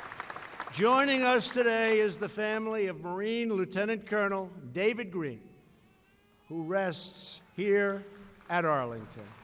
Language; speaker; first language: English; native; English